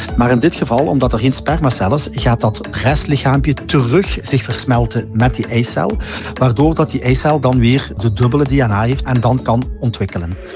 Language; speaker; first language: Dutch; native; Dutch